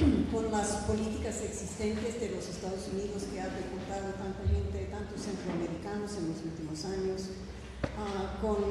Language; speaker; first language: Spanish; non-native, fluent; English